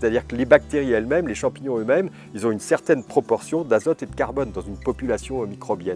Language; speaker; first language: French; native; French